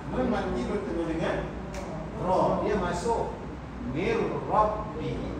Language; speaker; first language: Malay; native; Malay